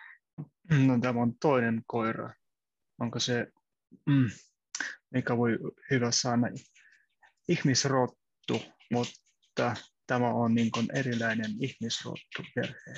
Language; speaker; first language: Finnish; non-native, learner; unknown